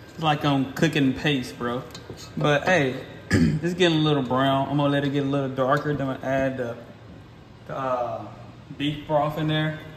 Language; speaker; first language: English; native; English